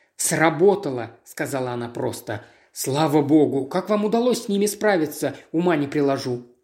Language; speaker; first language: Russian; native; Russian